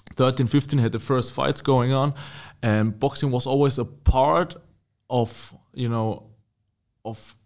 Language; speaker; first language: English; non-native, fluent; German